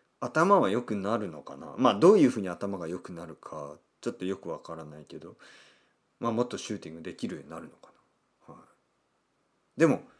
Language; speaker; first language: Japanese; native; Japanese